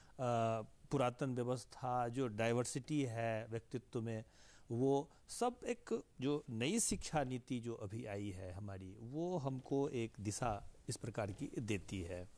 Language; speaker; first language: Hindi; native; Hindi